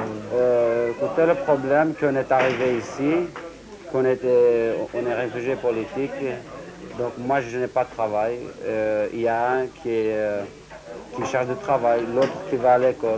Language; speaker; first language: French; non-native, learner; Syriac